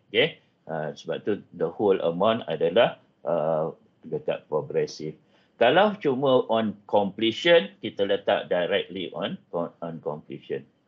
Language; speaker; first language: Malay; native; Malay